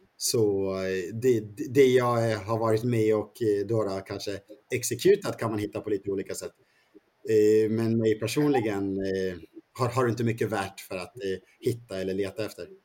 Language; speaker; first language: Swedish; early bilingual, other home language; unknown